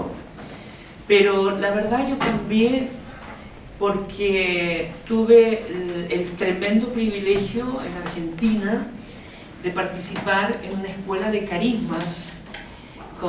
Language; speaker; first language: Spanish; native; Spanish